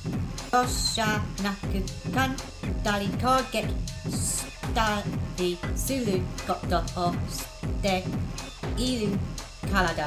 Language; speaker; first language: Japanese; non-native, learner; English